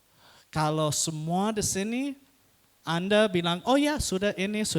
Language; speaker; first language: Indonesian; non-native, fluent; English